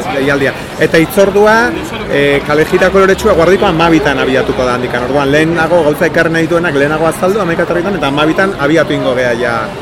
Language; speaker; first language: Basque; native; Basque